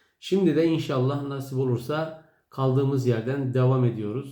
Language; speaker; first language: Turkish; native; Turkish